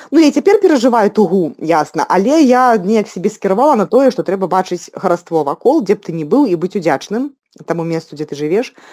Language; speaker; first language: Belarusian; non-native, local second language; Russian